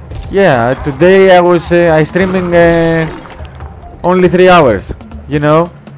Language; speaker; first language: English; non-native, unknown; Greek